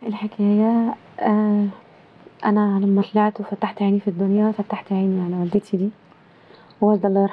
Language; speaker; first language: Arabic; native; Arabic